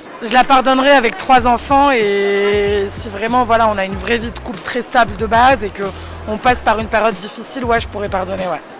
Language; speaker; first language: French; native; French